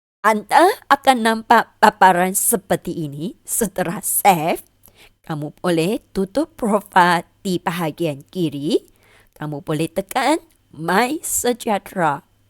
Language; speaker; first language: Malay; non-native, local second language; Chinese